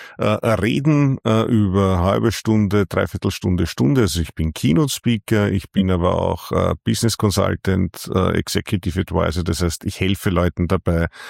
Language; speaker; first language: German; native; German